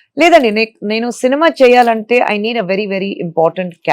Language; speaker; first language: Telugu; non-native, local second language; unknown